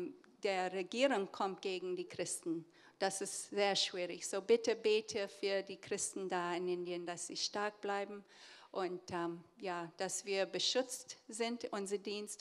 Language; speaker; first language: German; early bilingual, heritage; English